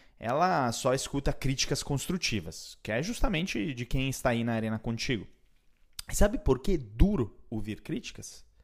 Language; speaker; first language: Portuguese; non-native, fluent; Italian